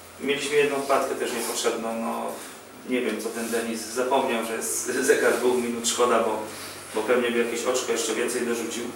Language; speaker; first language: Polish; native; Polish